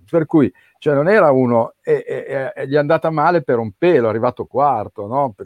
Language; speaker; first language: Italian; native; Italian